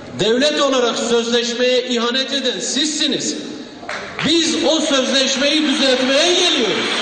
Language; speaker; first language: Turkish; non-native, local second language; Kurdish